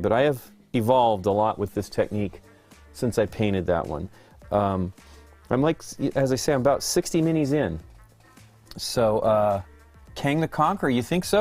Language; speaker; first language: English; native; English